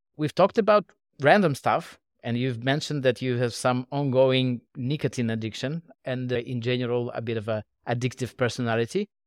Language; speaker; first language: English; non-native, fluent; Russian